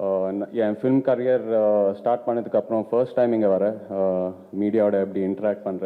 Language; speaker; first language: Tamil; non-native, local second language; Telugu